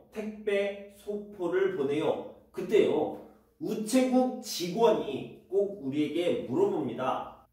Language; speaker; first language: Korean; native; Korean